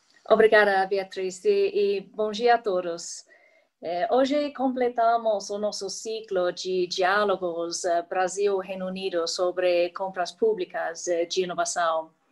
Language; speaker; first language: Portuguese; non-native, fluent; English